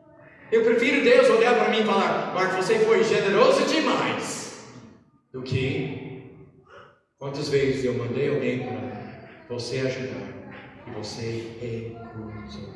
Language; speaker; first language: Portuguese; non-native, fluent; English